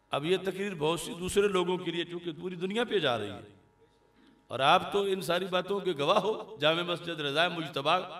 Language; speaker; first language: Urdu; non-native, local second language; Punjabi